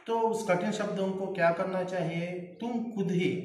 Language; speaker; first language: Hindi; non-native, local second language; Telugu